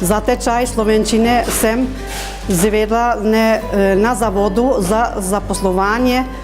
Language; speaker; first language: Slovenian; non-native, learner; Albanian